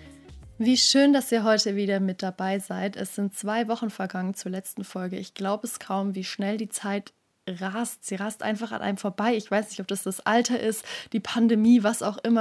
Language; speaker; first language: German; native; German